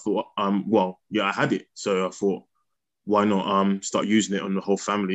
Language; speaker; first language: English; native; English